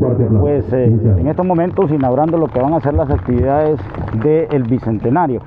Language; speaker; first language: Spanish; native; Spanish